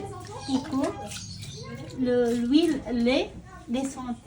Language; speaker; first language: French; non-native, learner; Indonesian